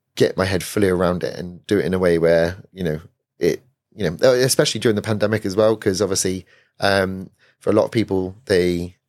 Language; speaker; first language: English; native; English